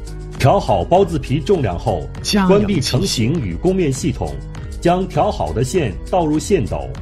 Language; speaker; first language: Chinese; native; Chinese